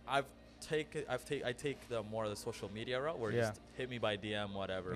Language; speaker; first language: English; early bilingual, other home language; Amharic